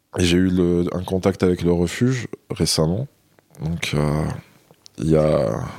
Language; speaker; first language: French; non-native, local second language; Arabic